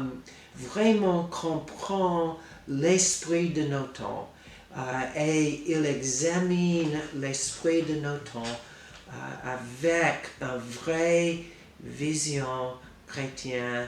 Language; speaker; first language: French; non-native, fluent; English